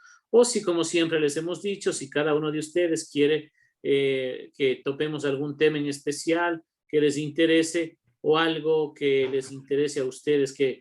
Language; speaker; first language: Spanish; native; Spanish